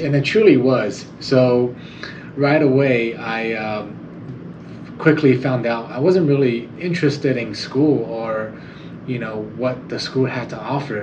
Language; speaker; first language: English; non-native, fluent; Chinese